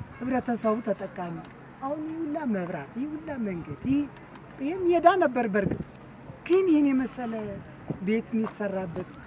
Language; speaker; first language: Amharic; native; Amharic